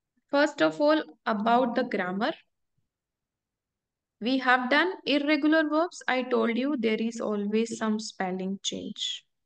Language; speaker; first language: English; non-native, local second language; Hindi